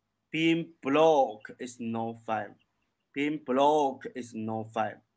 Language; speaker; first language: English; non-native, learner; Chinese